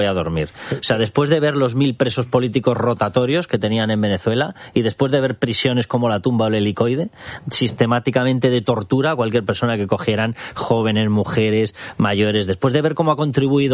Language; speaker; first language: Spanish; native; Spanish